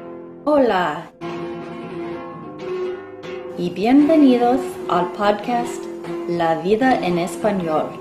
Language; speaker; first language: Spanish; non-native, fluent; English